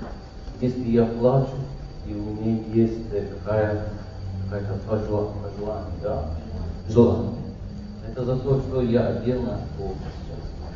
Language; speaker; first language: Russian; non-native, learner; Persian